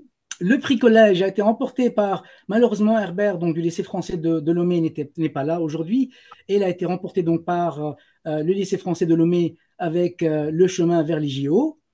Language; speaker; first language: French; native; French